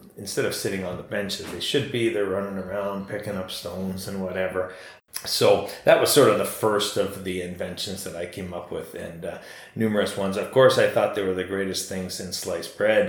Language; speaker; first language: English; native; English